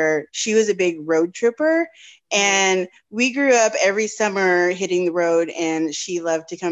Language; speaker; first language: English; native; English